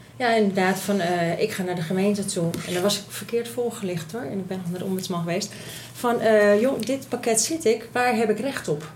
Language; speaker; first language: Dutch; native; Dutch